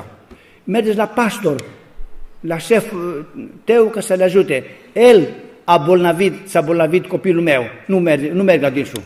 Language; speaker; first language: Romanian; non-native, learner; Greek